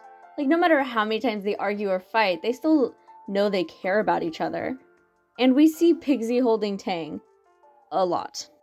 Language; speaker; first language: English; native; English